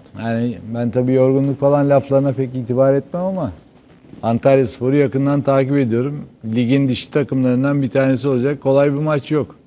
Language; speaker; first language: Turkish; native; Turkish